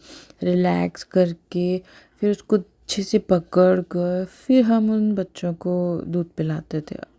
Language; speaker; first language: Hindi; native; Hindi